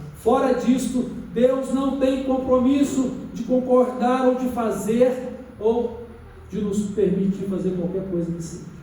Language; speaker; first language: Portuguese; native; Portuguese